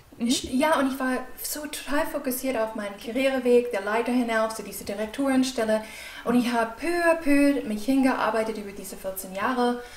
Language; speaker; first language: German; non-native, fluent; English